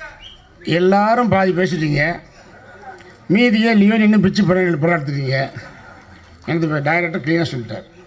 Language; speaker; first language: Tamil; native; Tamil